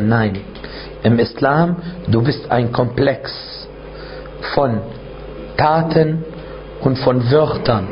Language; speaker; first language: German; non-native, fluent; Arabic